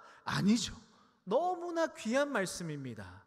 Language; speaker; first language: Korean; native; Korean